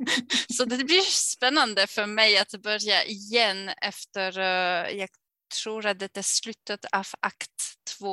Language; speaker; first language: Swedish; non-native, fluent; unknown